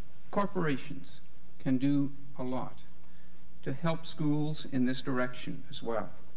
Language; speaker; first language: English; native; English